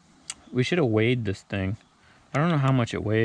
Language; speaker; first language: English; native; English